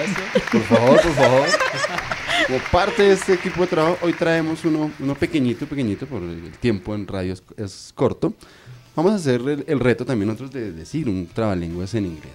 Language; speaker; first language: Spanish; native; Spanish